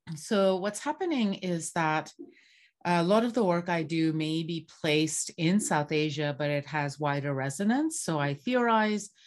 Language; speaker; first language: English; non-native, local second language; Bangla